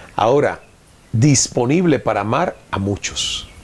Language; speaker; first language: Spanish; native; Spanish